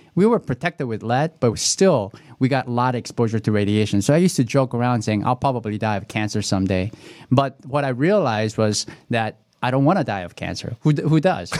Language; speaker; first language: English; early bilingual, other home language; Korean